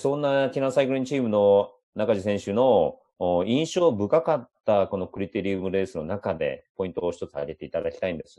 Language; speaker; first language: Japanese; native; Japanese